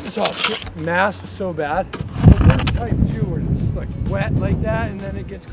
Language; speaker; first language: English; native; English